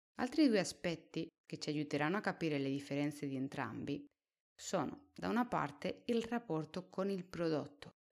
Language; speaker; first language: Italian; non-native, fluent; Spanish